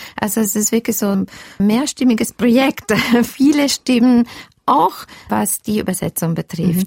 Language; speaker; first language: German; non-native, fluent; Italian